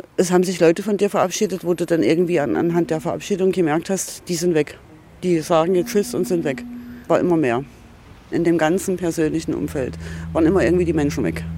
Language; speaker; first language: German; native; German